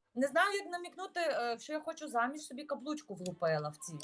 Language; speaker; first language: Ukrainian; native; Ukrainian